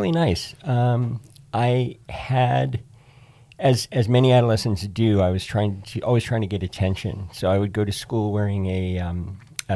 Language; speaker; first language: English; native; English